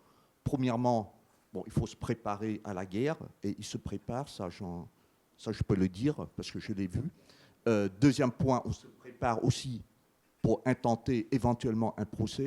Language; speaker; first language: French; native; French